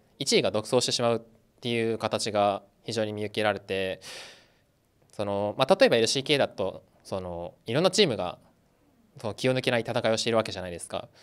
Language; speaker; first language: Japanese; native; Japanese